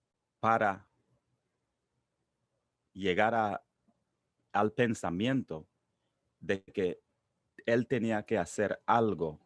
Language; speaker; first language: Spanish; non-native, local second language; English